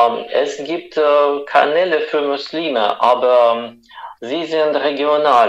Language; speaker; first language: German; non-native, fluent; Russian